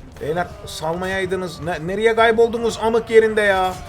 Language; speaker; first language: Turkish; native; Turkish